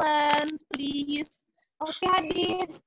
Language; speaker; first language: English; non-native, learner; Indonesian